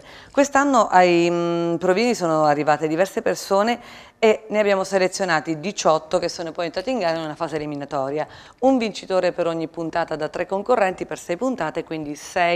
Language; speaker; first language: Italian; native; Italian